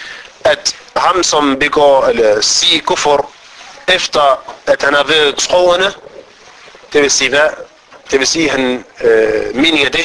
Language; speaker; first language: Danish; non-native, fluent; Arabic